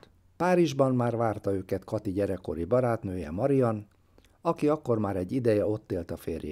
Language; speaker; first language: Hungarian; native; Hungarian